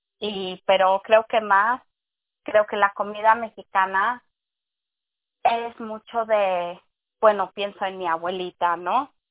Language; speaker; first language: Spanish; early bilingual, heritage; Spanish